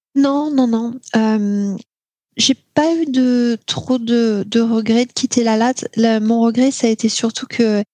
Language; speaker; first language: French; native; French